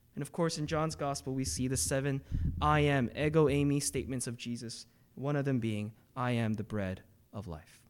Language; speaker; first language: English; early bilingual, other home language; Korean